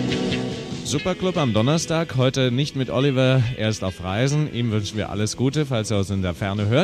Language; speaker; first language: German; native; German